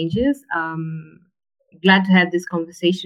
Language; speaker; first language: English; non-native, local second language; Swahili